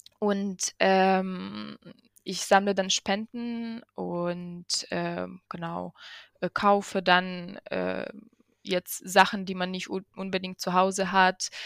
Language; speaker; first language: German; non-native, fluent; Ukrainian